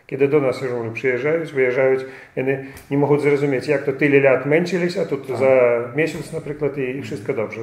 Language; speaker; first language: Polish; non-native, fluent; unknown